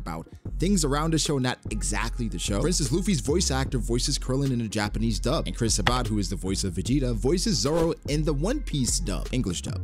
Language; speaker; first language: English; native; English